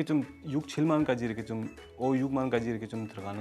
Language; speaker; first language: Korean; non-native, fluent; Urdu